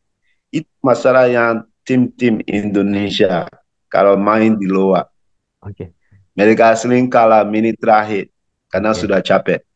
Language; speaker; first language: Indonesian; non-native, learner; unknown